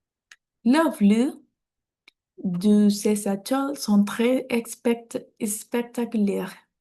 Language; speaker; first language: French; non-native, learner; Spanish